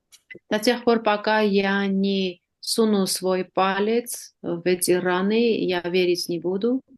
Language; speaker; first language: Russian; non-native, fluent; Armenian